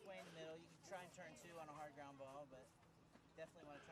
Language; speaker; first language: English; native; English